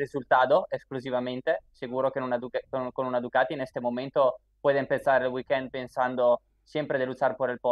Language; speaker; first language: Spanish; non-native, fluent; Italian